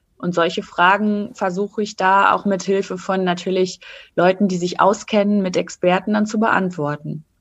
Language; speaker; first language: German; native; German